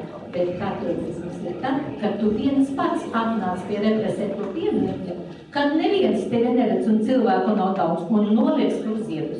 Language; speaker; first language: Latvian; native; Latvian